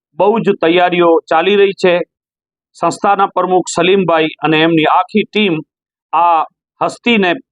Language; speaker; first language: Gujarati; native; Gujarati